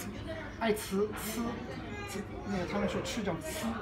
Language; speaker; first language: Chinese; non-native, fluent; Japanese